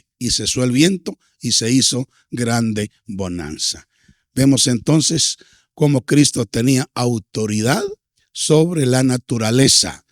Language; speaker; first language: Spanish; native; Spanish